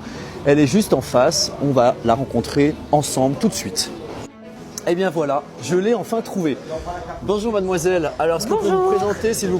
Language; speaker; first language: French; native; French